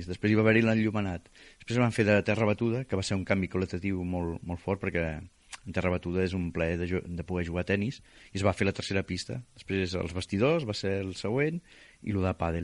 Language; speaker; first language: Catalan; native; Catalan